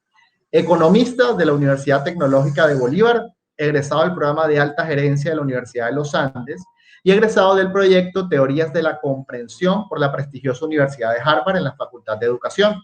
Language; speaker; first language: Spanish; native; Spanish